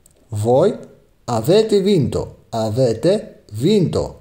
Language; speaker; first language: Italian; non-native, fluent; Arabic